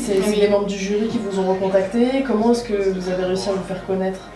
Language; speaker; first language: French; native; French